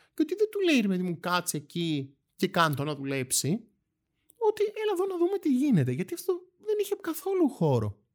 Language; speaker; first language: Greek; native; Greek